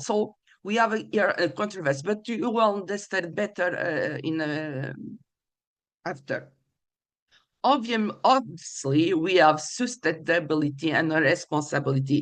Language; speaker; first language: English; non-native, fluent; Portuguese